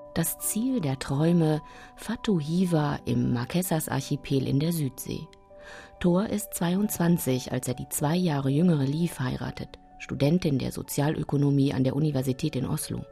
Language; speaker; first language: German; native; German